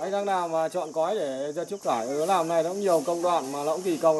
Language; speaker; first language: Vietnamese; native; Vietnamese